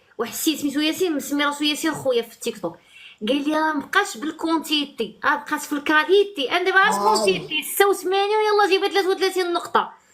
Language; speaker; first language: Arabic; native; Arabic